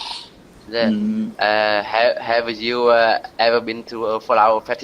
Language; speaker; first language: English; non-native, learner; Vietnamese